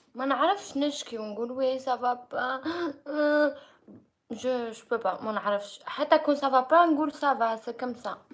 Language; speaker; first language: French; non-native, local second language; Arabic